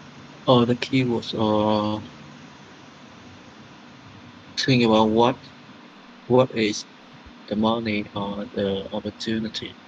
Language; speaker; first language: English; non-native, learner; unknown